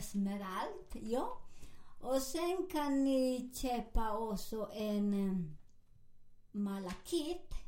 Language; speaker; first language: Swedish; non-native, learner; Spanish